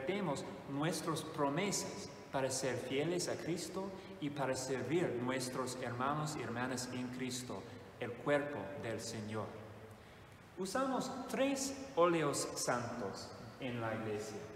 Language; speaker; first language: Spanish; non-native, fluent; English